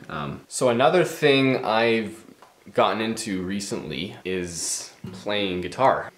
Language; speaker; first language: English; native; English